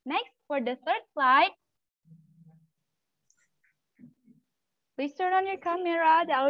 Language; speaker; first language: English; non-native, learner; Malay